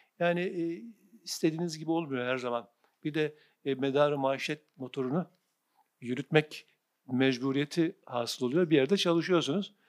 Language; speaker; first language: Turkish; native; Turkish